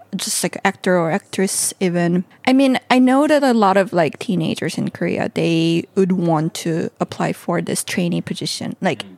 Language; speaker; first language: English; non-native, fluent; Korean